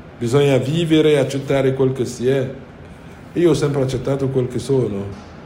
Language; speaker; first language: Italian; non-native, fluent; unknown